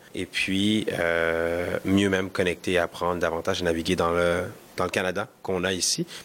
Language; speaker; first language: French; early bilingual, other home language; Kinyarwanda